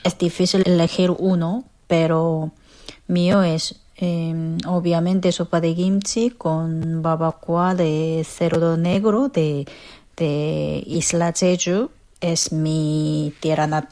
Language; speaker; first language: Spanish; non-native, fluent; Korean